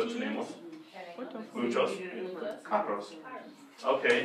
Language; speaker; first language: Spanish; non-native, fluent; English